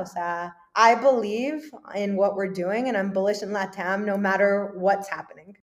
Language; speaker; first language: English; early bilingual, other home language; Spanish